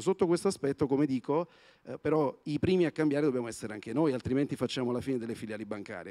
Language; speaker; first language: Italian; native; Italian